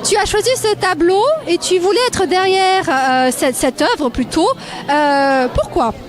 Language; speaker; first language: French; native; French